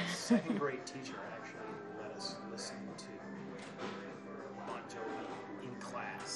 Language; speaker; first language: English; native; English